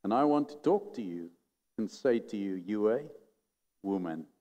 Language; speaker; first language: English; non-native, local second language; Afrikaans